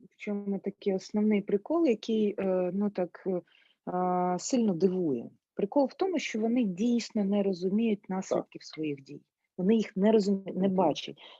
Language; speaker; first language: Ukrainian; non-native, local second language; Russian